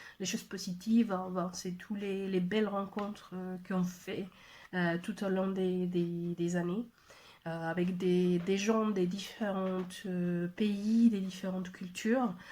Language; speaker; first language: French; non-native, fluent; Spanish